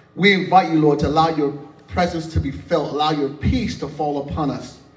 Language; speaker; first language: English; native; English